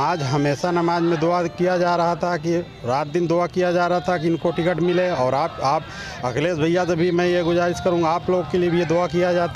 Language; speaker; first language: Hindi; native; Hindi